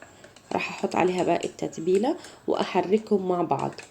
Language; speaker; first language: Arabic; native; Arabic